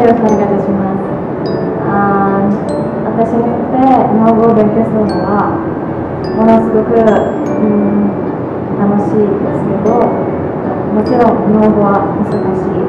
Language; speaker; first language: Japanese; non-native, learner; Indonesian